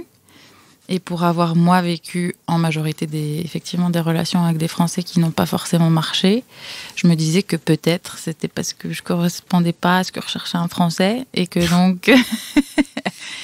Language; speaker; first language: French; native; French